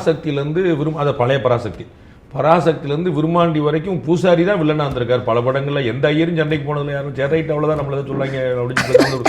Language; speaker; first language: Tamil; native; Tamil